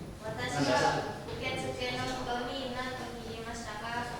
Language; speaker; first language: Japanese; non-native, learner; Indonesian